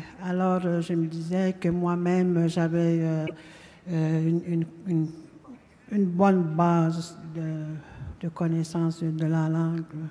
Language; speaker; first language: French; non-native, local second language; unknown